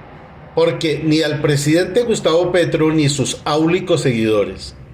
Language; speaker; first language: Spanish; native; Spanish